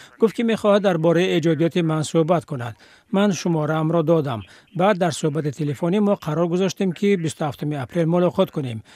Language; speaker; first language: Tajik; non-native, local second language; Shughni